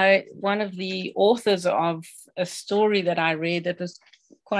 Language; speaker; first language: English; native; English